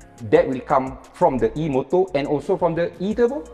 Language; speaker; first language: English; non-native, local second language; Malay